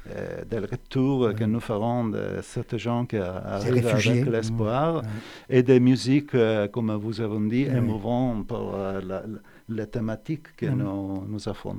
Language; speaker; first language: French; non-native, fluent; Italian